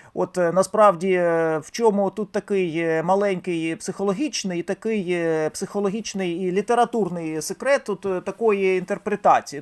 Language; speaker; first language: Ukrainian; native; Ukrainian